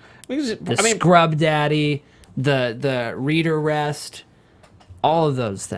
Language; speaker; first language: English; native; English